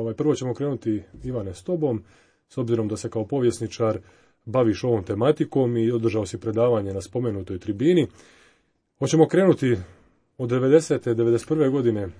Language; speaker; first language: Croatian; native; Croatian